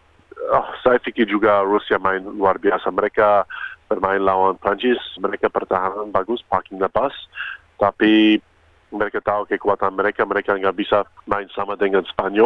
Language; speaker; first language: Indonesian; non-native, fluent; Croatian